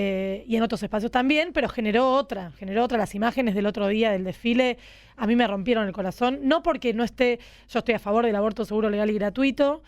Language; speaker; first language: Spanish; native; Spanish